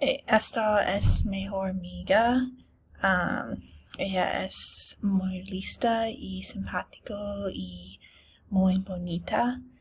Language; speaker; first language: Spanish; non-native, learner; English